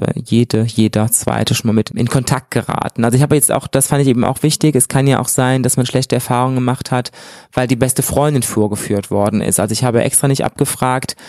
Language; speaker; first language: German; native; German